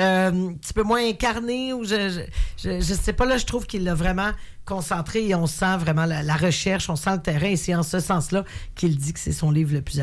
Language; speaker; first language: French; native; French